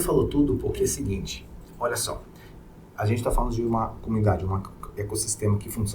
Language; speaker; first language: Portuguese; non-native, fluent; Hebrew